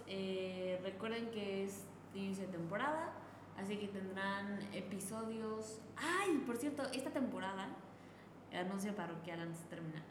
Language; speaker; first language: Spanish; native; Spanish